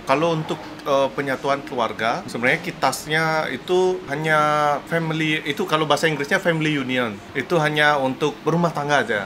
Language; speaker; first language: Indonesian; non-native, local second language; Balinese